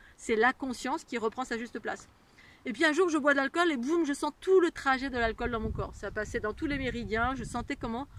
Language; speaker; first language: French; native; French